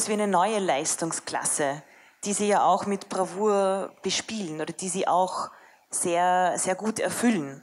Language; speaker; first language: German; native; German